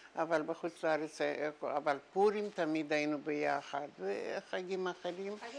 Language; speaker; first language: Hebrew; non-native, fluent; Yiddish